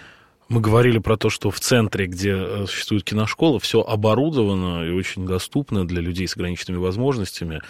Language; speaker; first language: Russian; native; Russian